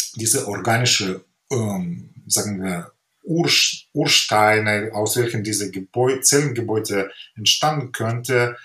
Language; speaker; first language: German; non-native, fluent; Ukrainian